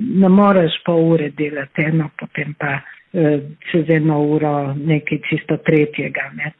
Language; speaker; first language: Slovenian; native; Slovenian